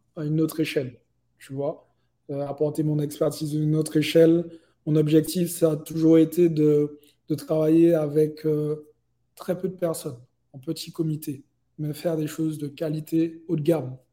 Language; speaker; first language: French; native; French